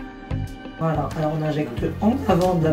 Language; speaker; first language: French; native; French